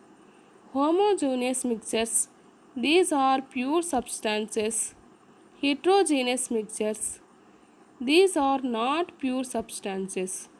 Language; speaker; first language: English; non-native, local second language; Telugu